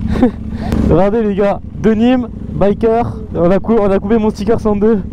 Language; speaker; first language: French; native; French